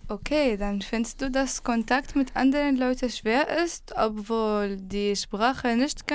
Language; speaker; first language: German; non-native, learner; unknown